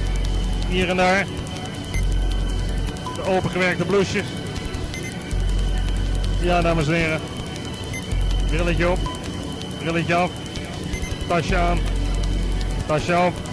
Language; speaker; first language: Dutch; native; Dutch